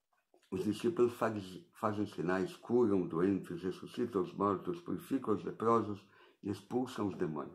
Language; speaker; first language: Portuguese; native; Portuguese